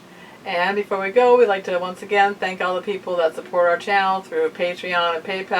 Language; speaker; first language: English; native; English